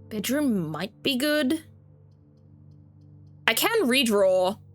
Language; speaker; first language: English; native; English